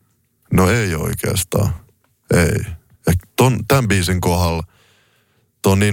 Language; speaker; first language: Finnish; native; Finnish